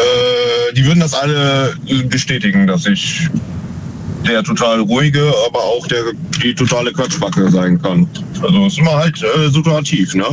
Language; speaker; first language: German; native; German